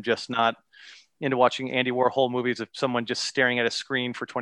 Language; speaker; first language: English; native; English